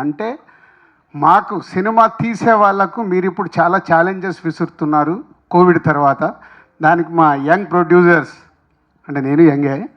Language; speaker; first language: Telugu; native; Telugu